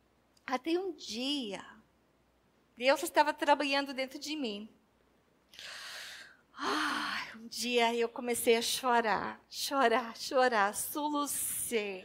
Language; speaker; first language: Portuguese; non-native, fluent; English